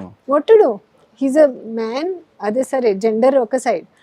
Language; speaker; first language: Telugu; non-native, learner; Hindi